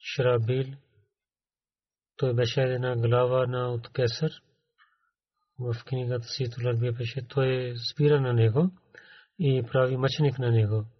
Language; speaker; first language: Bulgarian; non-native, learner; Urdu